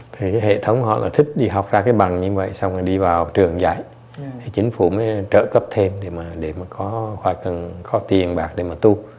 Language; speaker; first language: Vietnamese; early bilingual, other home language; English